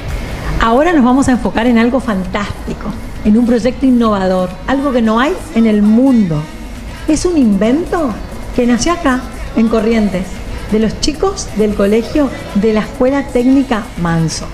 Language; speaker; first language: Spanish; native; Spanish